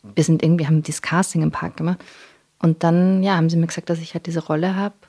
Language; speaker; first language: German; non-native, local second language; English